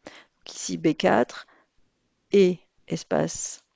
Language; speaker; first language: French; native; French